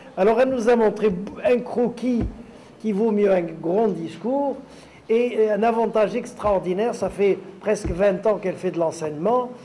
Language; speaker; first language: French; non-native, local second language; Arabic